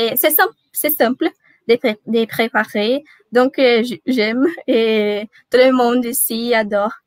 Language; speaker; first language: French; non-native, learner; Portuguese